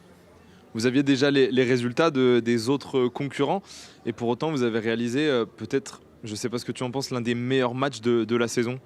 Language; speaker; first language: French; native; French